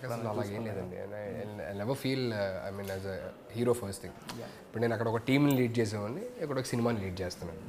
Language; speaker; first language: Telugu; native; Telugu